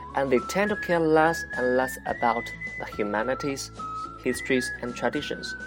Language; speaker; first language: English; non-native, fluent; Chinese